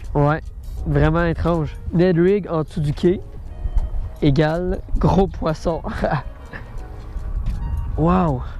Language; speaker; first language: French; native; French